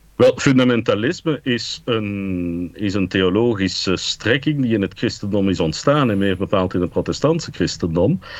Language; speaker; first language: Dutch; native; Dutch